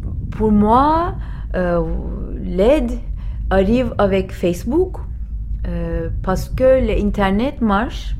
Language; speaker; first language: French; non-native, learner; Turkish